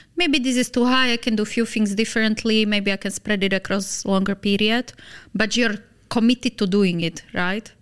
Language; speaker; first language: English; non-native, fluent; Slovak